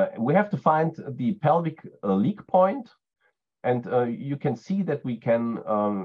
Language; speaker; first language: English; non-native, fluent; German